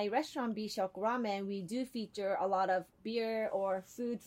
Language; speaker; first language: English; non-native, fluent; Japanese